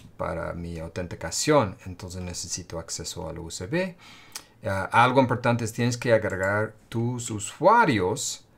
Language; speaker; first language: Spanish; non-native, fluent; English